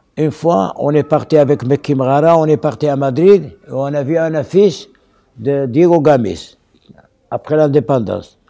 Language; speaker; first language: French; non-native, local second language; Arabic